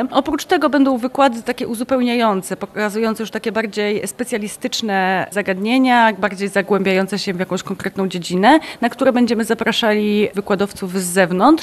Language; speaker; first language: Polish; native; Polish